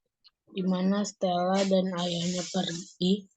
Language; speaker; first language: Indonesian; non-native, learner; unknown